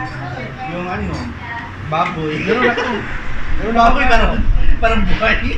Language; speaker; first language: Filipino; non-native, local second language; Cebuano